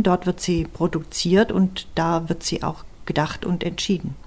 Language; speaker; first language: German; native; German